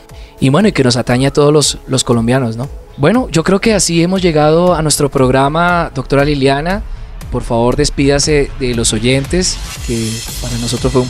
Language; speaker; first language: Spanish; native; Spanish